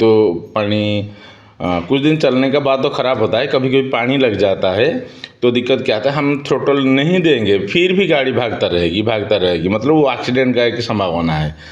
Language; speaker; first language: Hindi; non-native, local second language; Odia